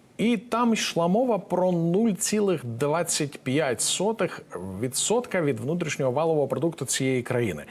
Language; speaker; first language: Ukrainian; native; Ukrainian